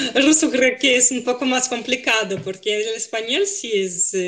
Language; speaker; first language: Spanish; non-native, fluent; Russian